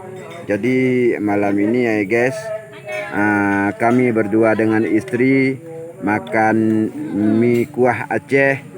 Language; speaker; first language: Indonesian; non-native, local second language; Achinese